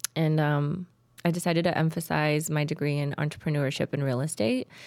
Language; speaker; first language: English; early bilingual, other home language; Tajik